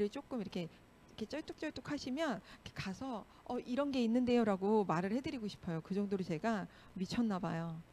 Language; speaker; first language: Korean; native; Korean